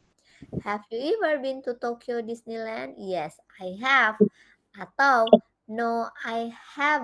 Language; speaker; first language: English; non-native, fluent; Indonesian